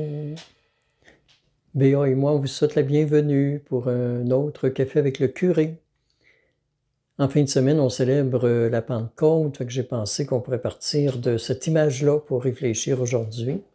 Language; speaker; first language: French; native; French